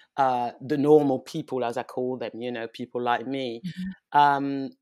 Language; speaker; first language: English; early bilingual, heritage; French